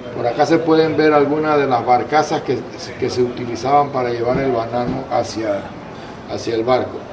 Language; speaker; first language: Spanish; native; Spanish